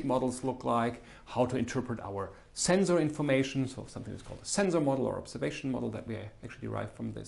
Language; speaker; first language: English; non-native, fluent; German